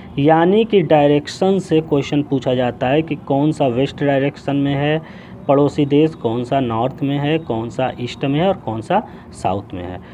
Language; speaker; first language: Hindi; native; Hindi